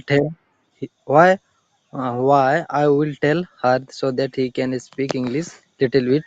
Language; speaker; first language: English; non-native, learner; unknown